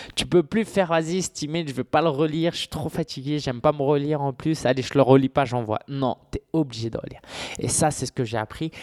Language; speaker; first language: French; native; French